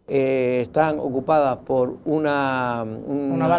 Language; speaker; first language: Spanish; native; Spanish